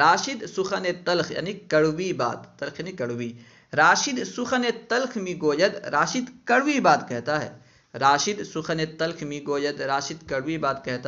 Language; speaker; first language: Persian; non-native, fluent; Urdu